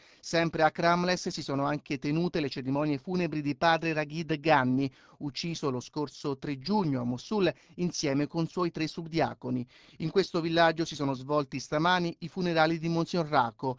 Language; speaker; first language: Italian; native; Italian